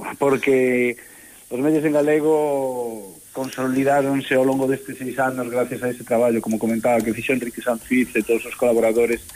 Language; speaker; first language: Galician; native; Galician